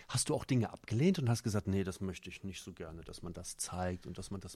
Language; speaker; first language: German; native; German